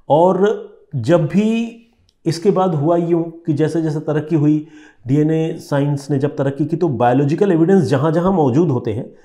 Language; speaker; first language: Hindi; non-native, local second language; Bangla